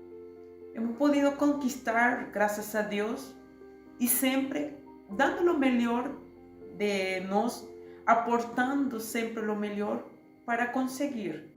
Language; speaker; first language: Portuguese; non-native, learner; Spanish